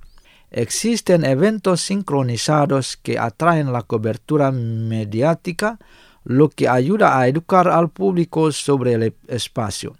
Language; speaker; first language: Spanish; non-native, fluent; Indonesian